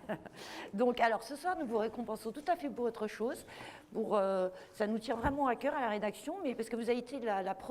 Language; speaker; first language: French; native; French